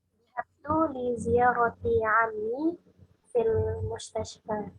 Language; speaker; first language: Arabic; non-native, learner; Indonesian